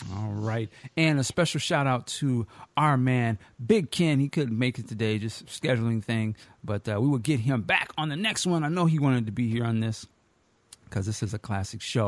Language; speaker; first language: English; native; English